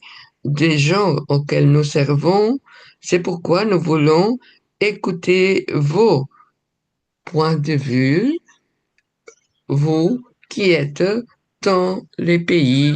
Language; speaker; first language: French; non-native, fluent; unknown